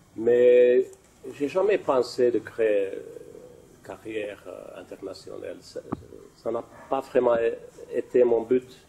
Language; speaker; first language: French; non-native, fluent; Finnish